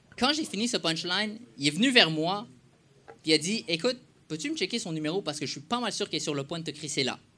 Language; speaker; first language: French; non-native, fluent; Spanish